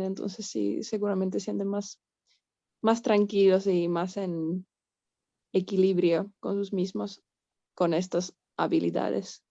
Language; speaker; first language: Spanish; non-native, fluent; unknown